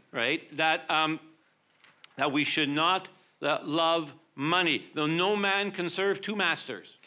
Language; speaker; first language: English; native; English